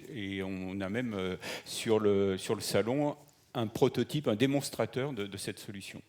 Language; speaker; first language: French; native; French